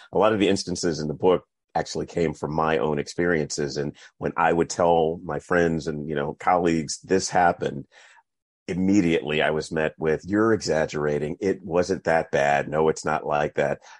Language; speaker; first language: English; native; English